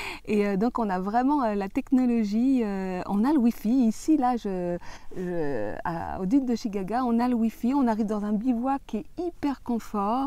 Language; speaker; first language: French; native; French